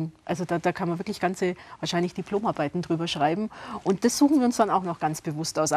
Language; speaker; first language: German; native; German